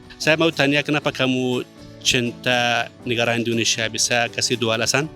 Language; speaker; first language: Indonesian; non-native, fluent; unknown